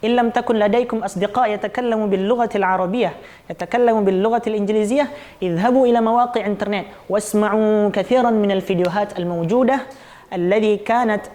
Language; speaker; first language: Arabic; non-native, fluent; Indonesian